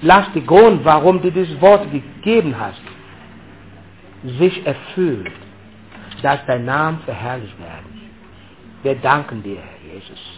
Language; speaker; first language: German; non-native, learner; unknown